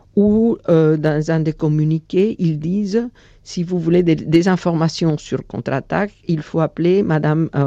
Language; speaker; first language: French; non-native, fluent; Catalan